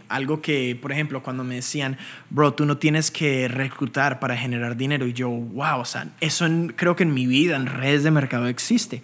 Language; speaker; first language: Spanish; early bilingual, heritage; Spanish